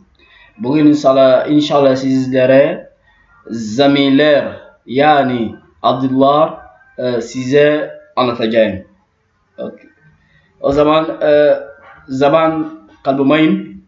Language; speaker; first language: Turkish; non-native, learner; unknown